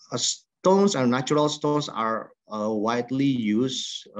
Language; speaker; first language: English; non-native, fluent; Indonesian